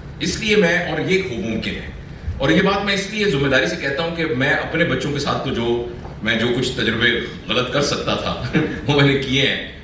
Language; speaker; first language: Urdu; non-native, local second language; Punjabi